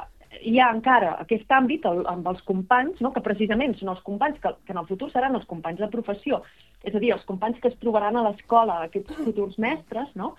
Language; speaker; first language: Catalan; native; Catalan